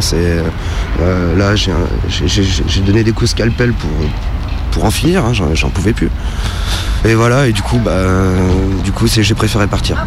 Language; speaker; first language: French; native; French